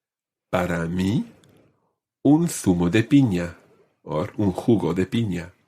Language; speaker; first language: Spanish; non-native, fluent; English